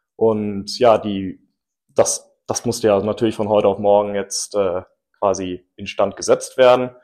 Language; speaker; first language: German; early bilingual, other home language; English